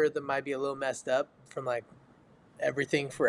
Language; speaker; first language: English; native; English